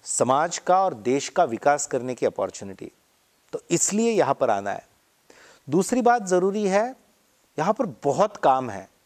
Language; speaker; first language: Hindi; non-native, local second language; Marathi